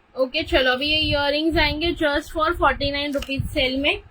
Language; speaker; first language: Hindi; non-native, local second language; Marathi